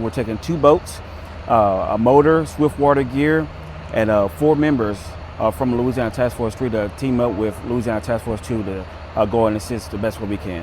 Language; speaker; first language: English; native; English